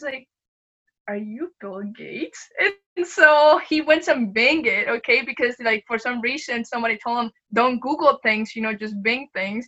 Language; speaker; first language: English; non-native, fluent; Spanish